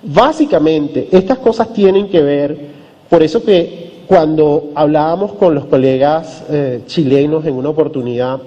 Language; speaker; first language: Spanish; native; Spanish